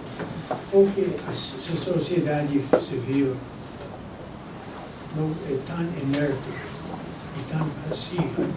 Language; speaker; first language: Portuguese; non-native, fluent; Spanish